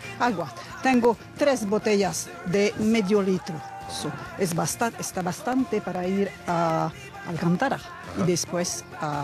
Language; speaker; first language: Spanish; non-native, learner; French